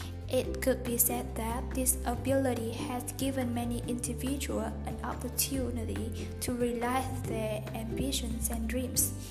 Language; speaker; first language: English; non-native, fluent; Vietnamese